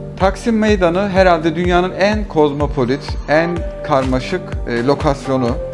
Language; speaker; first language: Turkish; early bilingual, heritage; Turkish